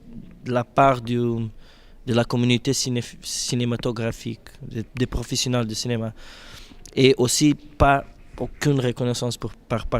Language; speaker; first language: French; non-native, fluent; Portuguese